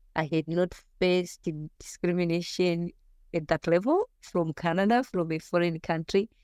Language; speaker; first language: English; non-native, local second language; Shona